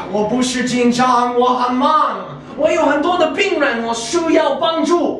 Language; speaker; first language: Chinese; non-native, learner; English